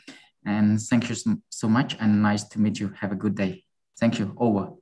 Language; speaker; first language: English; non-native, fluent; Khmer